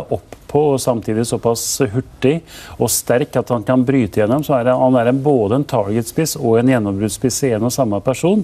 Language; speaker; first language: Norwegian; native; Norwegian